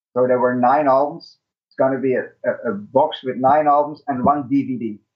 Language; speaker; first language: English; non-native, fluent; Dutch